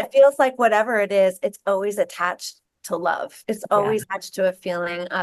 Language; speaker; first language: English; native; English